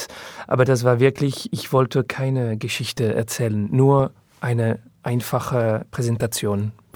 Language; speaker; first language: German; non-native, learner; French